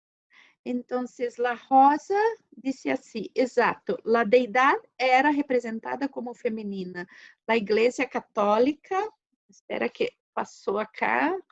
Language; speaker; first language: Spanish; non-native, fluent; Portuguese